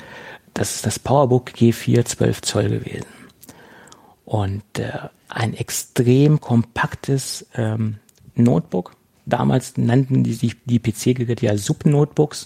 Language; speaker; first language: German; native; German